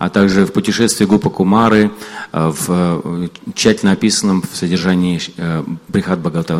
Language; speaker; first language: Russian; native; Russian